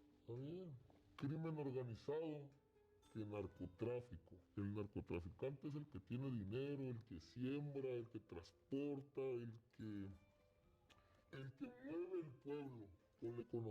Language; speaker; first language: Spanish; native; Spanish